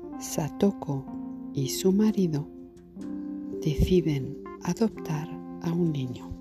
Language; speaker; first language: Spanish; non-native, learner; French